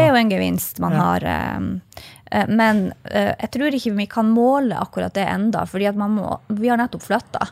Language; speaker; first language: Norwegian; native; Norwegian